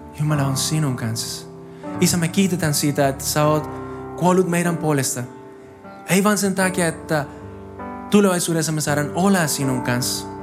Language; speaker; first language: Finnish; non-native, fluent; Spanish